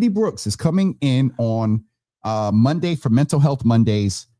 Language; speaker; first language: English; native; English